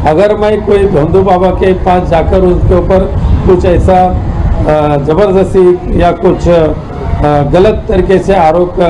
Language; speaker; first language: Hindi; non-native, local second language; Marathi